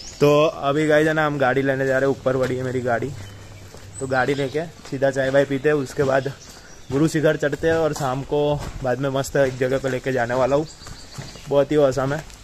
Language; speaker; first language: Hindi; native; Hindi